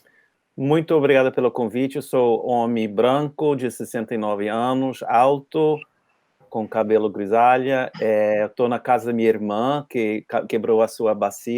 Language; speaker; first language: Portuguese; non-native, fluent; English